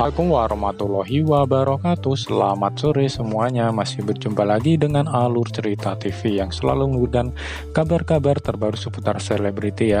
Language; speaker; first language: Indonesian; native; Indonesian